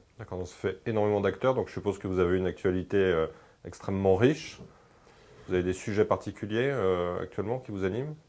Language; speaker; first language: French; native; French